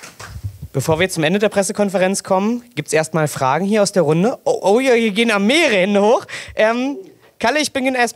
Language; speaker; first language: German; native; German